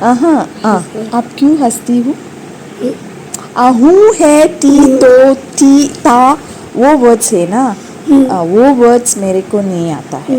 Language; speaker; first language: Hindi; non-native, local second language; Tulu